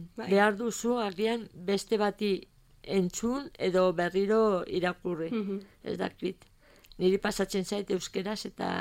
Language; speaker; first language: Basque; non-native, learner; Spanish